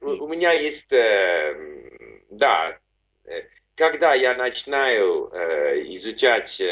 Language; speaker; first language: Russian; non-native, learner; English